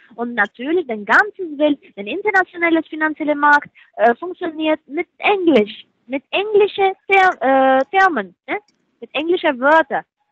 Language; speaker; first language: German; non-native, learner; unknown